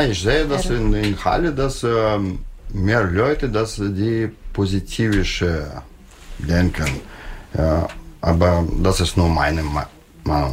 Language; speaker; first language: German; non-native, learner; Russian